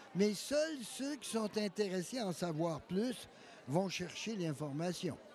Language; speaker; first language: French; native; French